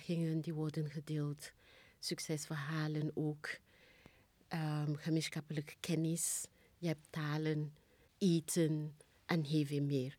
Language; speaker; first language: Dutch; non-native, fluent; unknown